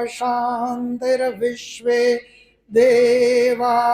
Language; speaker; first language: Hindi; non-native, local second language; Gujarati